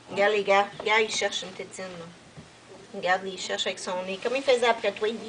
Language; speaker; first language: French; native; French